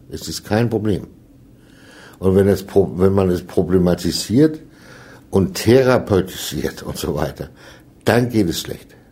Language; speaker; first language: German; non-native, fluent; Danish